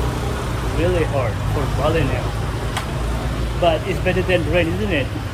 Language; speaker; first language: English; non-native, learner; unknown